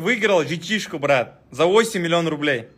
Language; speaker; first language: Russian; native; Russian